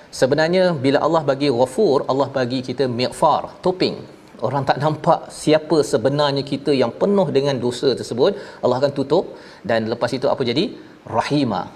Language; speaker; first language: Malay; native; Malay